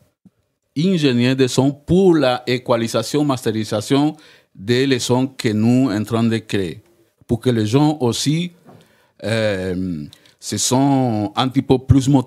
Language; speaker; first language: French; non-native, learner; Spanish